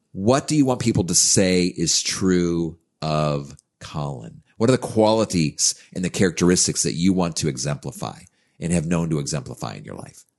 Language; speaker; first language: English; native; English